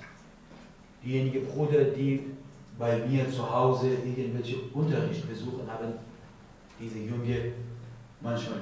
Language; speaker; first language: German; non-native, learner; Persian